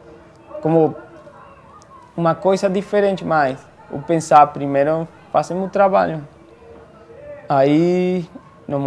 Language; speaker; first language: Portuguese; non-native, fluent; Spanish